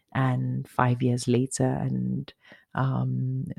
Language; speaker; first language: English; non-native, local second language; Igbo